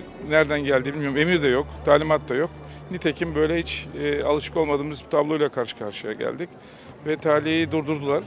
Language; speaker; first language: Turkish; native; Turkish